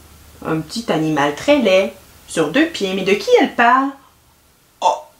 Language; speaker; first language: French; native; French